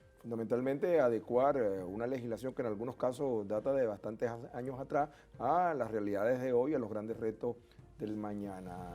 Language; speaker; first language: Spanish; native; Spanish